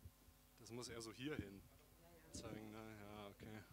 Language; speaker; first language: German; native; German